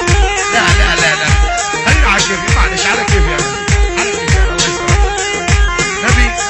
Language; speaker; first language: Arabic; native; Arabic